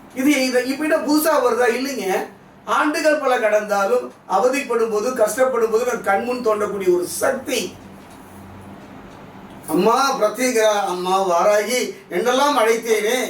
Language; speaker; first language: Tamil; native; Tamil